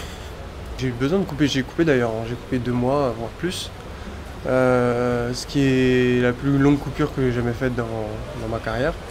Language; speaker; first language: French; native; French